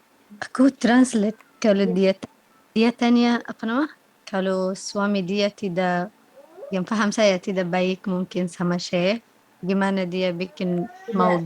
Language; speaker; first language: Indonesian; non-native, learner; Arabic